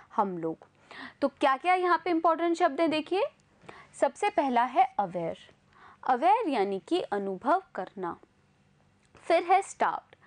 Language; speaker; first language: Hindi; native; Hindi